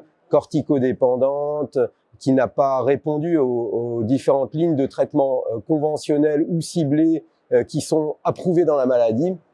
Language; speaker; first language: French; native; French